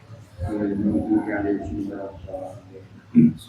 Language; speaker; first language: Arabic; non-native, fluent; Indonesian